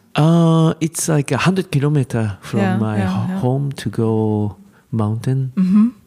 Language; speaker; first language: English; non-native, learner; Japanese